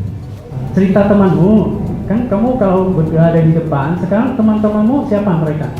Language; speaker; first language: Indonesian; native; Indonesian